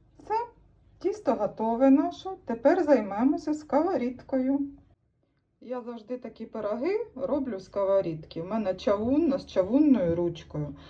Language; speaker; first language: Ukrainian; native; Ukrainian